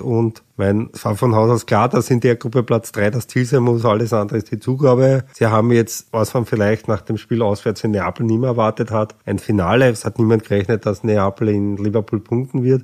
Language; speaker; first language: German; native; German